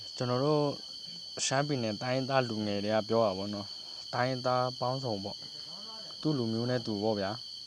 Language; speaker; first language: Burmese; non-native, local second language; Lahu